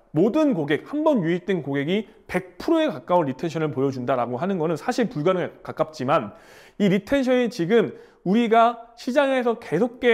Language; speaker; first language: Korean; native; Korean